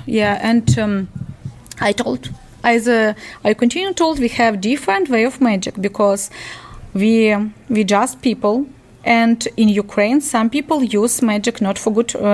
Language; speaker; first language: English; non-native, learner; Ukrainian